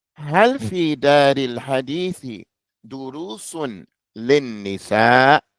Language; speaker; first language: Arabic; non-native, fluent; English